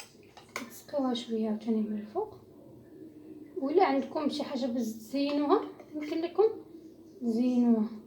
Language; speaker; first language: Arabic; native; Arabic